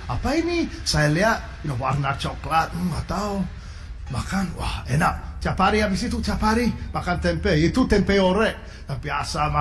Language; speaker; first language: Indonesian; non-native, fluent; English